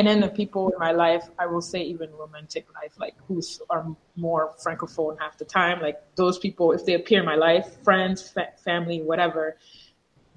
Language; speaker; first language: English; non-native, fluent; French